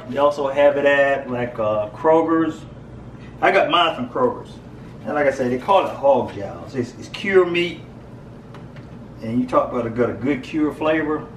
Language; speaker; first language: English; native; English